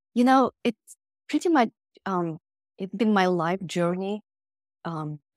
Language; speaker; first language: English; non-native, fluent; Russian